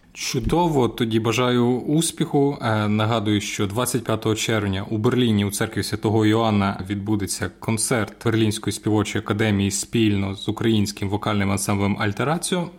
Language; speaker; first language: Ukrainian; native; Ukrainian